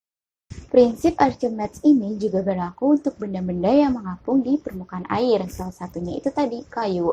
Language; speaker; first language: Indonesian; native; Indonesian